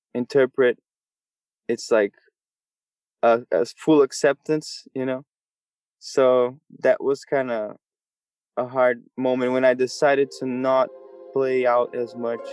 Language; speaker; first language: English; non-native, fluent; Portuguese